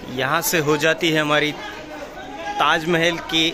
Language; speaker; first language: Hindi; non-native, local second language; Marathi